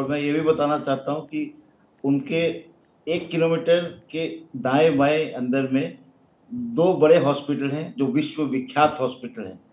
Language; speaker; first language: Hindi; native; Hindi